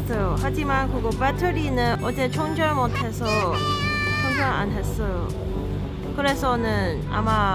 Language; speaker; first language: Korean; non-native, learner; Cantonese